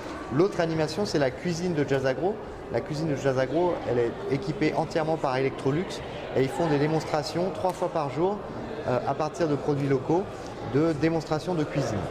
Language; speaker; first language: French; native; French